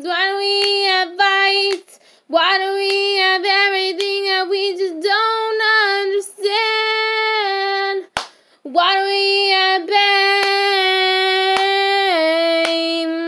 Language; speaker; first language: English; native; English